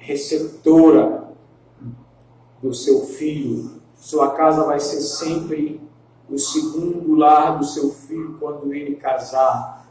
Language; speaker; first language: Portuguese; native; Portuguese